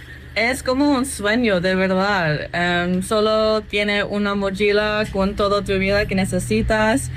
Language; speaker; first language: Spanish; non-native, fluent; English